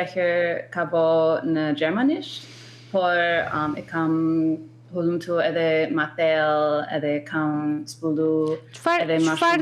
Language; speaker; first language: Albanian; non-native, learner; English